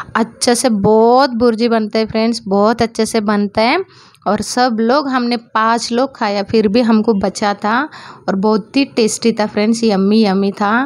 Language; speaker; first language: Hindi; non-native, local second language; Marathi